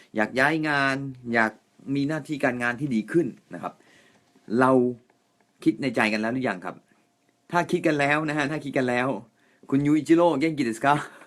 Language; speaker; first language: Thai; non-native, fluent; Japanese